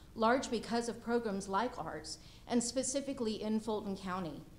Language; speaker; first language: English; native; English